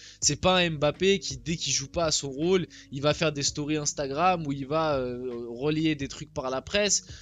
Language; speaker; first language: French; early bilingual, other home language; Portuguese